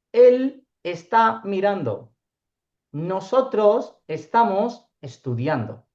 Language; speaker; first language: Spanish; non-native, fluent; Urdu